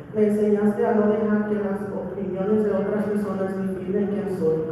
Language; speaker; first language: Spanish; early bilingual, other home language; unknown